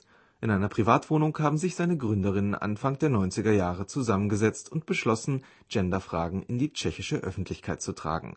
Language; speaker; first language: German; native; German